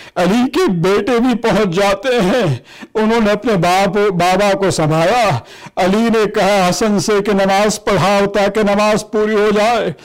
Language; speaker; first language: Urdu; native; Urdu